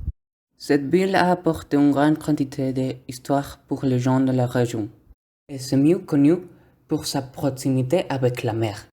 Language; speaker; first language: French; non-native, learner; Spanish